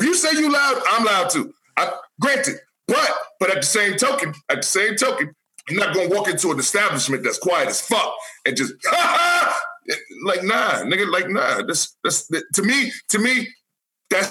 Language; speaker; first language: English; native; English